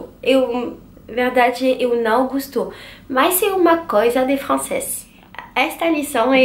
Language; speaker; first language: Portuguese; non-native, learner; French